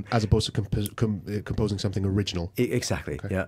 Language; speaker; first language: English; early bilingual, other home language; Russian